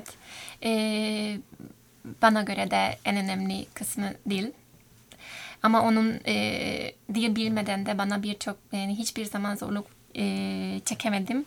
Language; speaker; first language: Turkish; non-native, fluent; Hungarian